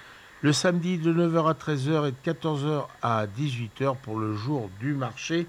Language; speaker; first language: French; native; French